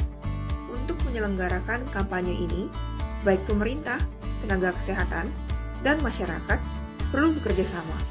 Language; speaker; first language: Indonesian; native; Indonesian